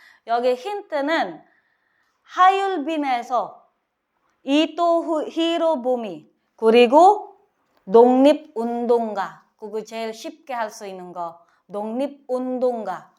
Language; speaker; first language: Korean; non-native, learner; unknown